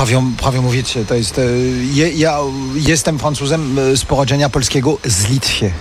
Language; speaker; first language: Polish; non-native, fluent; French